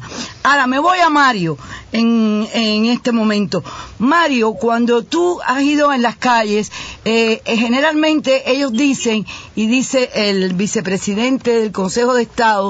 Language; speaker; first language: Spanish; native; Spanish